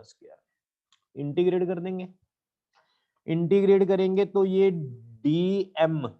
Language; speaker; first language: Hindi; native; Hindi